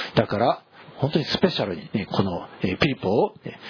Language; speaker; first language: Japanese; native; Japanese